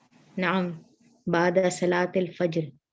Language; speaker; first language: Arabic; non-native, learner; Urdu